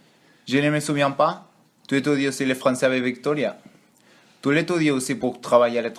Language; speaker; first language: French; non-native, learner; Spanish